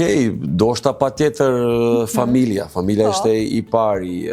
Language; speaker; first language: Albanian; non-native, learner; Serbian